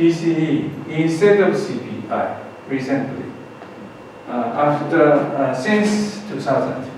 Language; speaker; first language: English; non-native, learner; Japanese